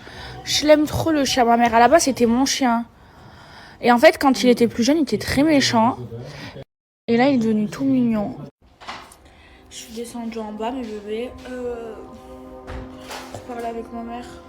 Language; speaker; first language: French; native; French